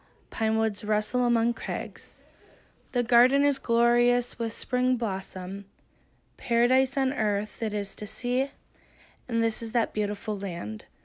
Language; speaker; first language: English; native; English